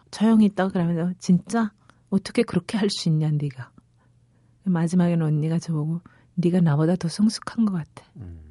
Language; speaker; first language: Korean; early bilingual, other home language; Spanish